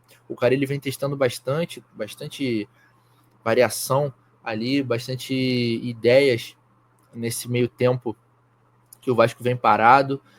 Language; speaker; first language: Portuguese; native; Portuguese